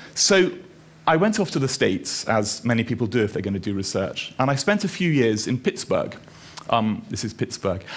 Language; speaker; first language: English; native; English